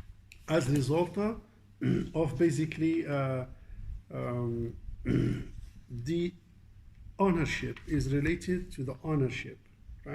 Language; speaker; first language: English; non-native, fluent; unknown